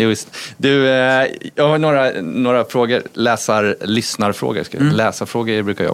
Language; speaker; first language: Swedish; native; Swedish